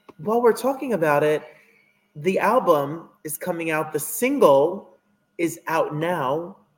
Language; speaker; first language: English; native; English